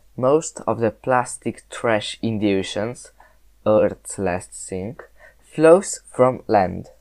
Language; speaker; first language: English; non-native, learner; Italian